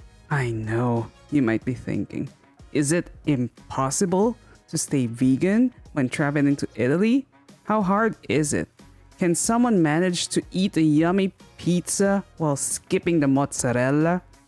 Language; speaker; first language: English; non-native, local second language; Filipino